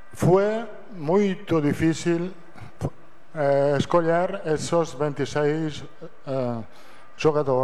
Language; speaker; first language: Portuguese; non-native, fluent; Italian